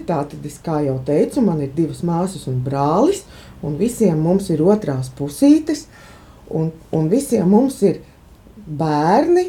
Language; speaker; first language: Latvian; native; Latvian